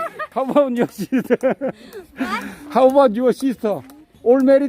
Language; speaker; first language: English; non-native, learner; Korean